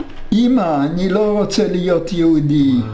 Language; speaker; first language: Hebrew; non-native, fluent; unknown